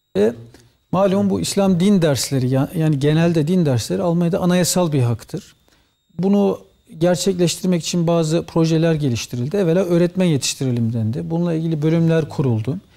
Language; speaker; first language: Turkish; early bilingual, heritage; Turkish